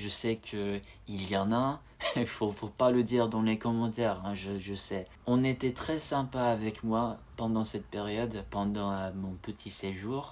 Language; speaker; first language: French; non-native, fluent; English